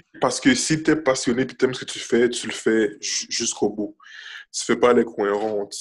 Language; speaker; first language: French; early bilingual, other home language; Haitian Creole